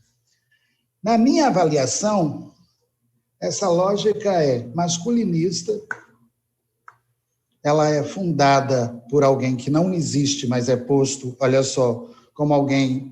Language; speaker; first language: Portuguese; native; Portuguese